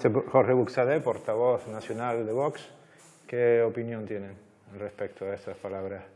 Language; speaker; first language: Spanish; native; Spanish